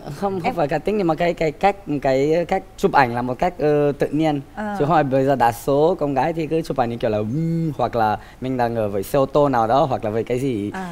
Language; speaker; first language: Vietnamese; non-native, fluent; Romanian